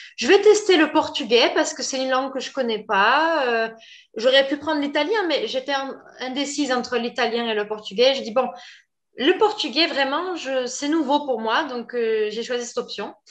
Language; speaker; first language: French; native; French